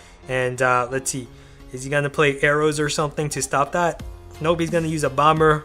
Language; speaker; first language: English; native; English